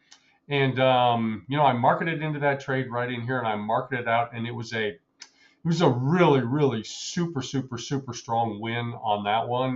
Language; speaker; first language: English; native; English